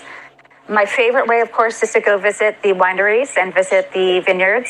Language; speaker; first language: English; native; English